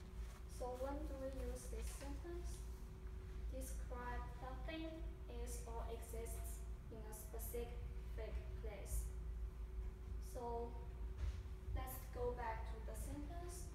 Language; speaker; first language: English; non-native, fluent; Chinese